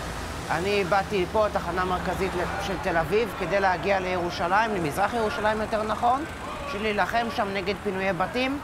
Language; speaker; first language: Hebrew; native; Hebrew